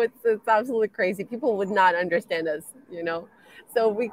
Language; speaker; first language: English; non-native, fluent; Romanian